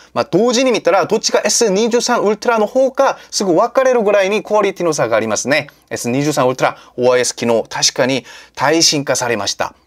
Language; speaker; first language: Japanese; non-native, fluent; Korean